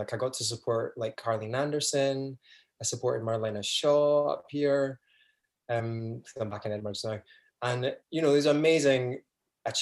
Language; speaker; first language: English; native; English